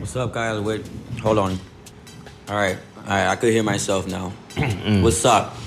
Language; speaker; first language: English; early bilingual, other home language; Haitian Creole